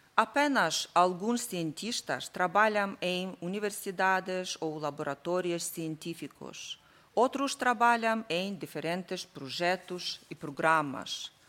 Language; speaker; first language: Portuguese; non-native, learner; Ukrainian